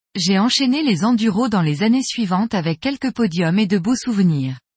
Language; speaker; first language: French; native; French